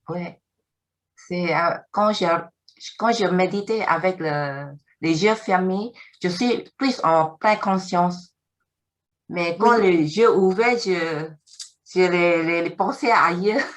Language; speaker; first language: French; non-native, learner; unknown